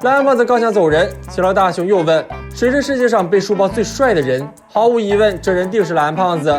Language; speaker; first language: Chinese; native; Chinese